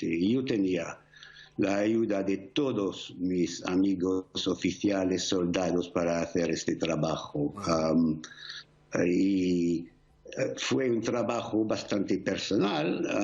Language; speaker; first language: Spanish; non-native, fluent; English